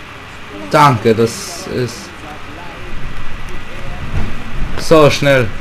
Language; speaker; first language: German; native; German